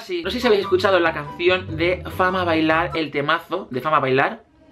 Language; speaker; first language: Spanish; native; Spanish